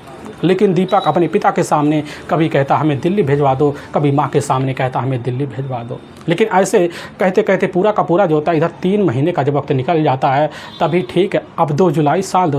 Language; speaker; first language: Hindi; native; Hindi